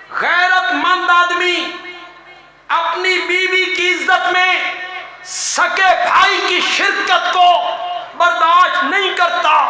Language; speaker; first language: Urdu; non-native, local second language; Punjabi